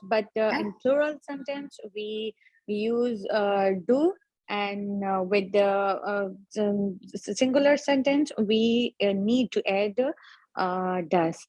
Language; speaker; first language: English; non-native, learner; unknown